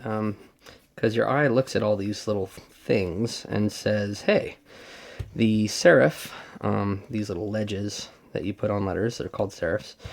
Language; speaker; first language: English; native; English